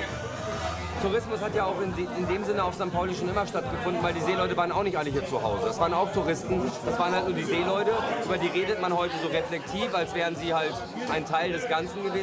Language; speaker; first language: German; native; German